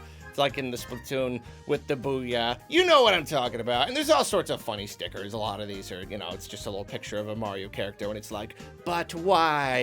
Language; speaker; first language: English; native; English